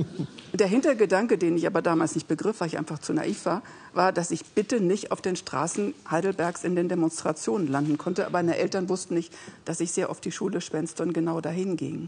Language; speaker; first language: German; native; German